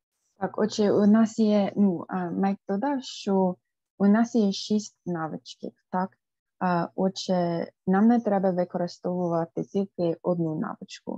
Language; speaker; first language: Ukrainian; non-native, fluent; English